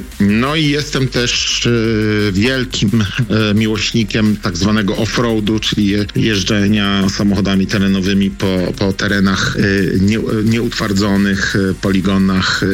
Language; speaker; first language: Polish; native; Polish